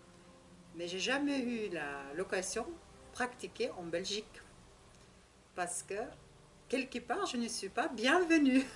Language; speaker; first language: French; non-native, learner; Russian